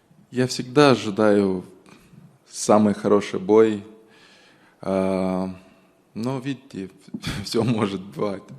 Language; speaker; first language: Russian; non-native, local second language; Romanian